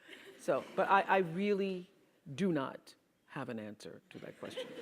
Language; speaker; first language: English; native; English